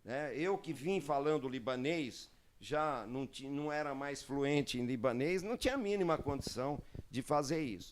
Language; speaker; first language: Portuguese; early bilingual, other home language; Arabic